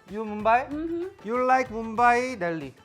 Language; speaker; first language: English; non-native, learner; Korean